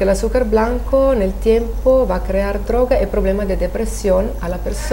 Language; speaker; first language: Spanish; non-native, learner; Italian